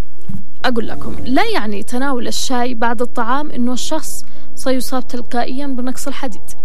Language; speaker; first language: Arabic; native; Arabic